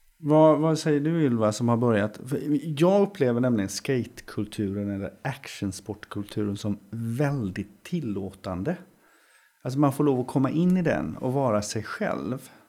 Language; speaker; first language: Swedish; native; Swedish